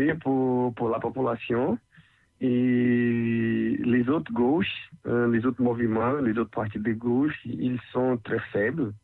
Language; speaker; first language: French; non-native, learner; Portuguese